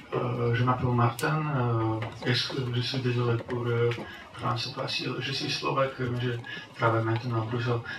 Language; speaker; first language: French; non-native, learner; Slovak